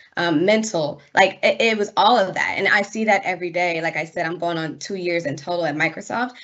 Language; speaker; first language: English; native; English